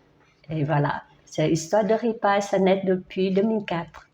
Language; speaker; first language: French; non-native, learner; Vietnamese